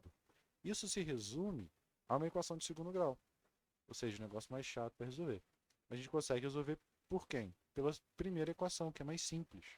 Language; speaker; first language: Portuguese; native; Portuguese